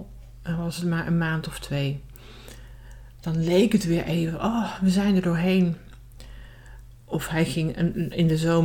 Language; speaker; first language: Dutch; native; Dutch